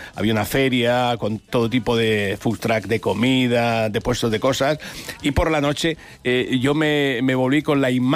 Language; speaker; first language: Spanish; native; Spanish